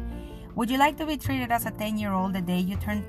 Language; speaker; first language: English; non-native, fluent; Spanish